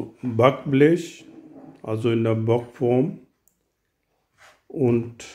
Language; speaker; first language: German; non-native, learner; Urdu